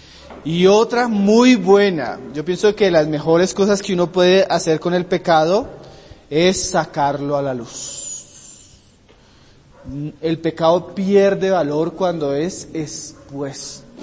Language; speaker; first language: Spanish; native; Spanish